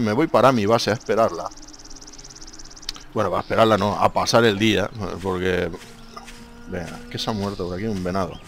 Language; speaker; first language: Spanish; native; Spanish